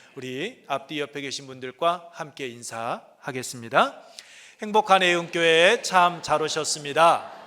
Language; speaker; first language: Korean; native; Korean